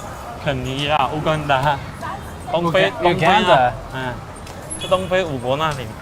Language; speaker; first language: Chinese; native; Chinese